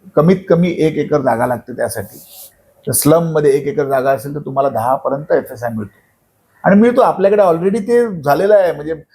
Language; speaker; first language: Marathi; native; Marathi